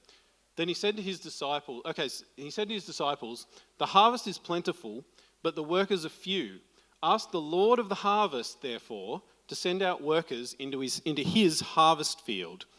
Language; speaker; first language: English; native; English